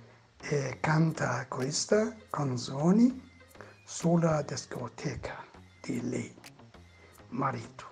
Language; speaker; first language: Italian; non-native, learner; Persian